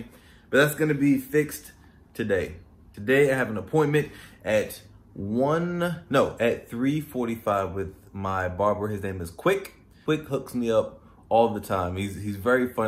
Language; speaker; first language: English; native; English